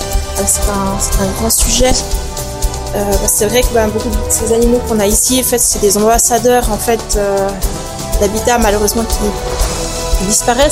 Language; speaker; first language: French; native; French